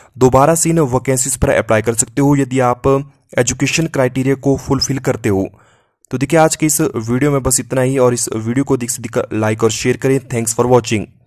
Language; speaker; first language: Hindi; native; Hindi